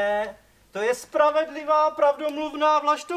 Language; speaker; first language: Czech; native; Czech